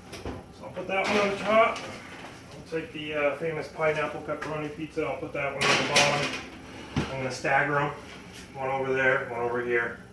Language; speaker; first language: English; native; English